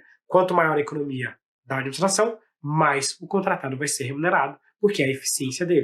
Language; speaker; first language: Portuguese; native; Portuguese